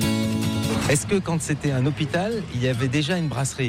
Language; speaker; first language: French; native; French